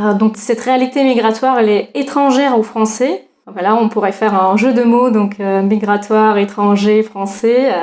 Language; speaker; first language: French; non-native, fluent; Russian